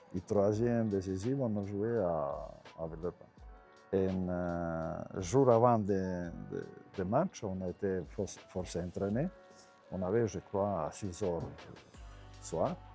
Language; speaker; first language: French; non-native, learner; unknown